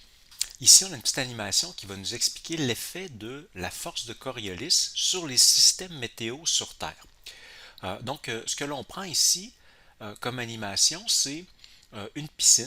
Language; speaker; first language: French; native; French